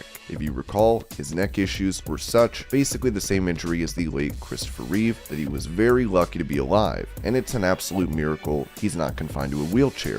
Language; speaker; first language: English; native; English